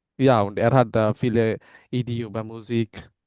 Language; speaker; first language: German; non-native, learner; Bangla